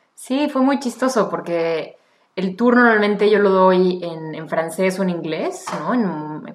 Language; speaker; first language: Spanish; native; Spanish